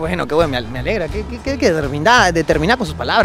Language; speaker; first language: Spanish; native; Spanish